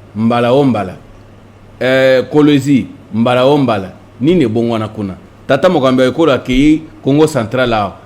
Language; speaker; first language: Lingala; native; Lingala